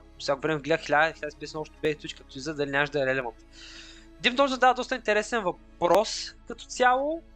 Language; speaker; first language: Bulgarian; native; Bulgarian